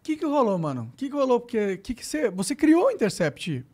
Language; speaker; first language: Portuguese; native; Portuguese